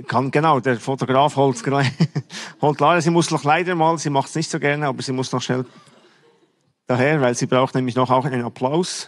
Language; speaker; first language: German; native; German